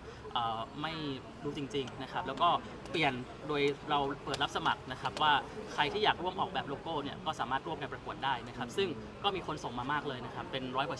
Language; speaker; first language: Thai; native; Thai